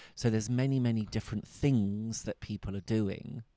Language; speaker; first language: English; native; English